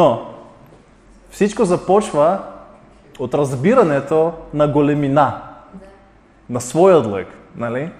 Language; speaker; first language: Bulgarian; non-native, fluent; Russian